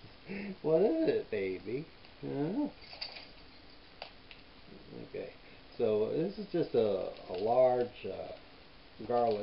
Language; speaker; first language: English; native; English